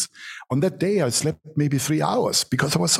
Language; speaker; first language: English; non-native, fluent; German